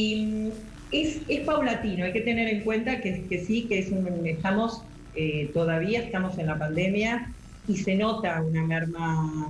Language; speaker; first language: Spanish; native; Spanish